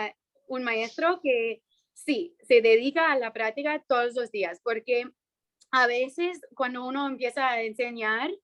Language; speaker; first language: Spanish; non-native, fluent; English